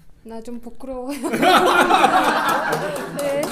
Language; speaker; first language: Korean; non-native, learner; Mongolian